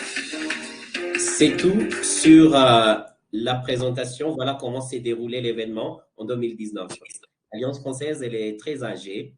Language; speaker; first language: French; non-native, fluent; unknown